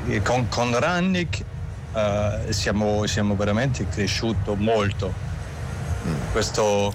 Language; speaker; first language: Italian; non-native, fluent; German